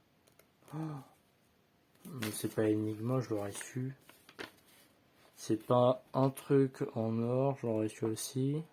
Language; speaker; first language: French; native; French